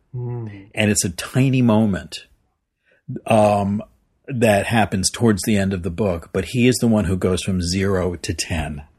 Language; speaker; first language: English; native; English